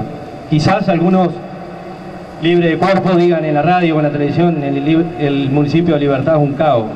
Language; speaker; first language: Spanish; native; Spanish